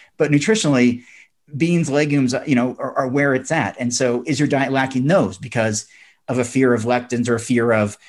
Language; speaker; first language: English; native; English